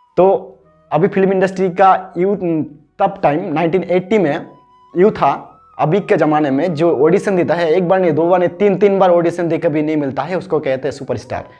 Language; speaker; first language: Hindi; non-native, local second language; Bangla